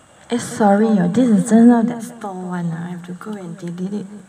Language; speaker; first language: English; non-native, local second language; Chinese